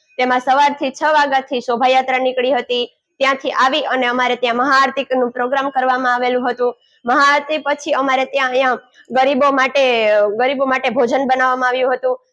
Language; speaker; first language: Gujarati; non-native, local second language; Sindhi